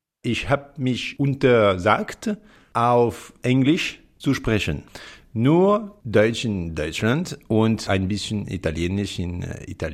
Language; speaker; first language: German; non-native, learner; French